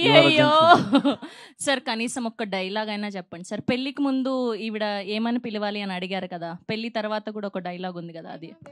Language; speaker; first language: Telugu; native; Telugu